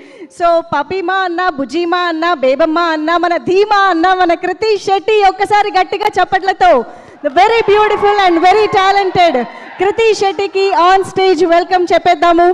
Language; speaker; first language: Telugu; native; Telugu